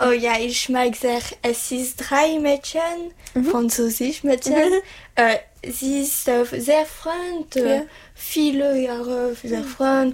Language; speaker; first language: German; non-native, learner; French